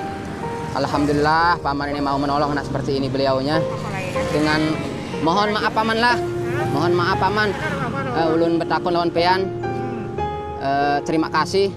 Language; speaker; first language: Indonesian; non-native, local second language; Sasak